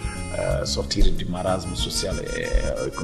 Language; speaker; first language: French; non-native, local second language; Bambara